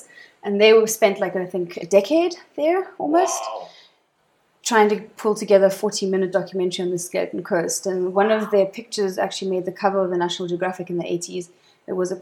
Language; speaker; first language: English; native; English